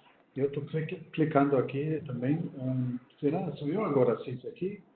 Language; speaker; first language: Portuguese; non-native, fluent; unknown